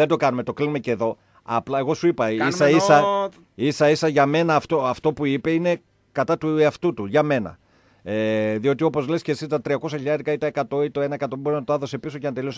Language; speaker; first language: Greek; native; Greek